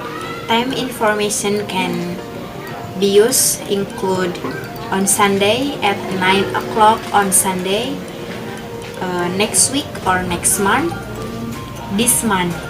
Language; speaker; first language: English; non-native, learner; Indonesian